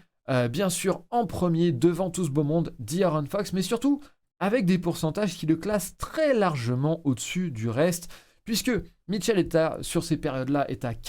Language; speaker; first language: French; native; French